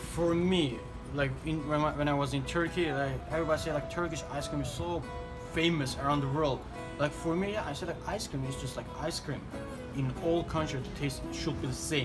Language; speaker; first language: English; non-native, fluent; Turkish